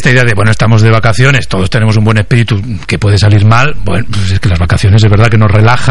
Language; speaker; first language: Spanish; native; Spanish